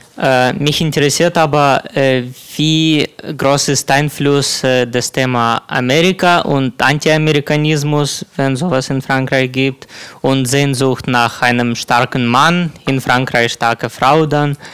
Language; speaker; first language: German; non-native, learner; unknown